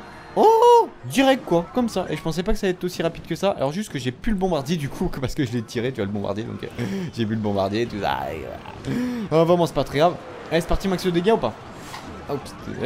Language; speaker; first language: French; native; French